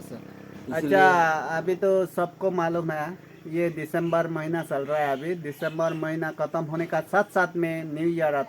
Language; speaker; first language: Hindi; non-native, local second language; Mizo